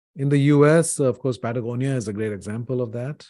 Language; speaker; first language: English; non-native, local second language; Hindi